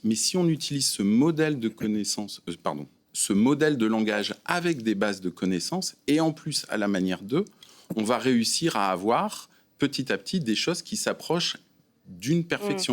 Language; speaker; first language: French; native; French